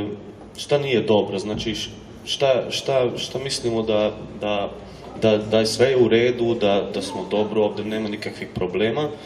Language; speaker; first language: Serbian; non-native, local second language; Hungarian